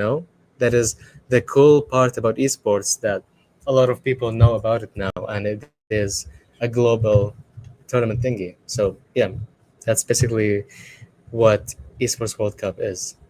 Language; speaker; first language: English; non-native, fluent; Arabic